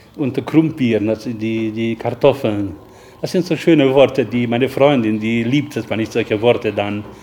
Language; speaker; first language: German; native; German